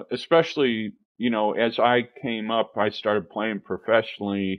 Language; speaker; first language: English; native; English